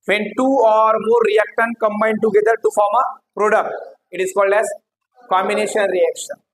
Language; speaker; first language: English; non-native, local second language; Marathi